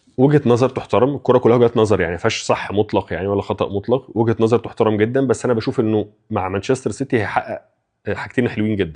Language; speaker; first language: Arabic; native; Arabic